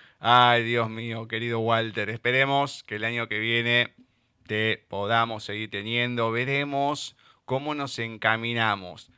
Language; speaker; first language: Spanish; native; Spanish